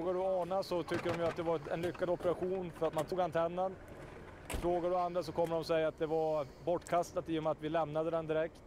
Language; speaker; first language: Swedish; native; Swedish